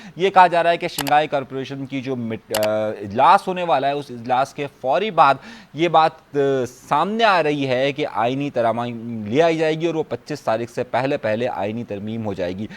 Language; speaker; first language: Urdu; native; Urdu